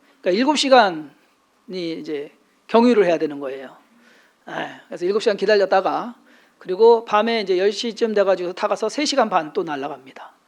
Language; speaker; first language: Korean; native; Korean